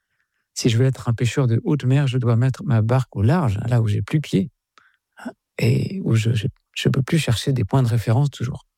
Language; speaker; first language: French; native; French